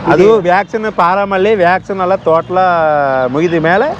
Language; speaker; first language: Kannada; non-native, local second language; Tamil